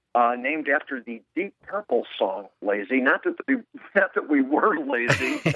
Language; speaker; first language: English; native; English